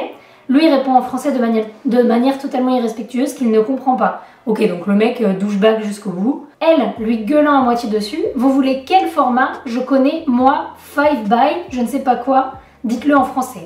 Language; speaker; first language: French; native; French